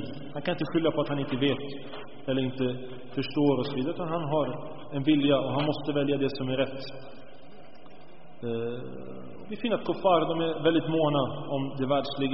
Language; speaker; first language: Swedish; early bilingual, other home language; Arabic